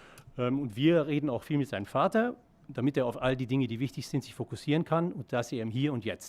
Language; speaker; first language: German; native; German